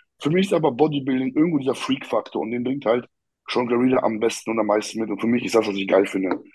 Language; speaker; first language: German; early bilingual, other home language; Polish